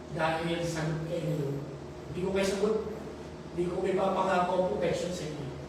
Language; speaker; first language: Filipino; native; Filipino